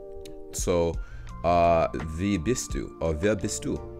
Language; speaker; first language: German; non-native, learner; English